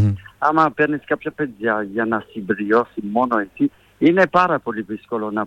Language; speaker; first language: Greek; non-native, fluent; French